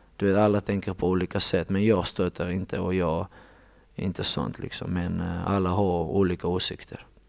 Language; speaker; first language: Swedish; non-native, fluent; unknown